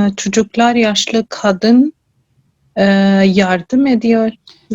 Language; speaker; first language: Turkish; non-native, learner; Urdu